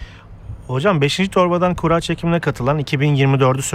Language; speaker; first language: Turkish; native; Turkish